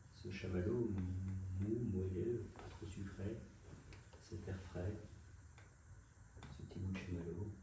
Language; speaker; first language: French; native; French